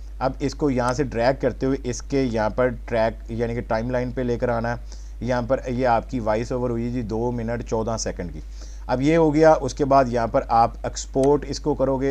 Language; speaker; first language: Urdu; non-native, local second language; Punjabi